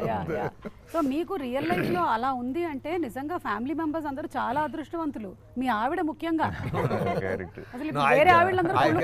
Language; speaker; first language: Telugu; native; Telugu